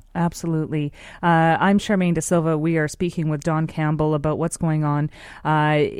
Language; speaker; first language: English; native; English